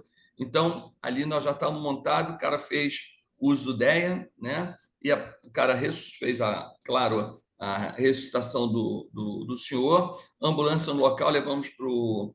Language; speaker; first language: Portuguese; native; Portuguese